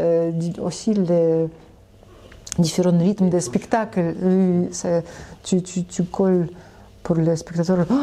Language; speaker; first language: French; non-native, learner; Russian